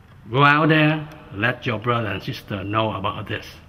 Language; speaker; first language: English; non-native, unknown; Vietnamese